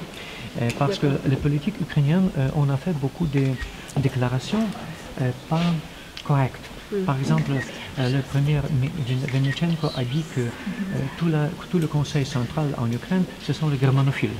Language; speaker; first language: French; non-native, learner; Ukrainian